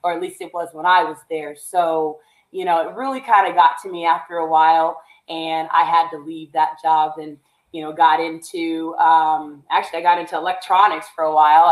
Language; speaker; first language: English; native; English